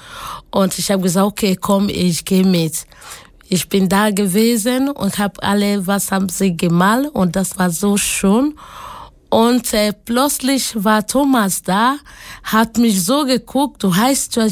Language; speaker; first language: German; non-native, learner; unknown